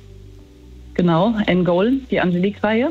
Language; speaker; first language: German; native; German